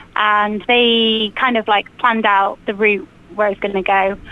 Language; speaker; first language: English; native; English